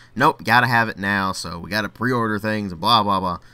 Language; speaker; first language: English; native; English